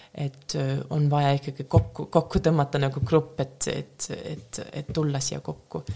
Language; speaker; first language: Estonian; native; Estonian